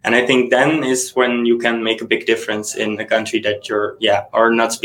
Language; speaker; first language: English; non-native, fluent; Dutch